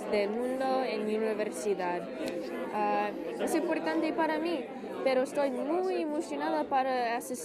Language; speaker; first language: Spanish; non-native, fluent; English